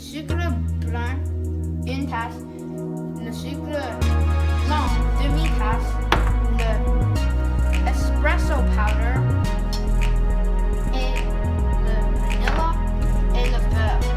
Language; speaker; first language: French; non-native, learner; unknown